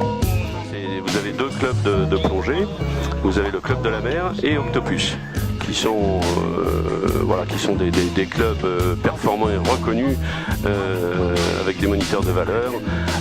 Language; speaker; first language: French; native; French